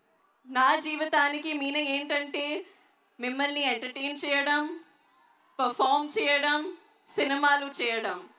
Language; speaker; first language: Telugu; non-native, learner; Hindi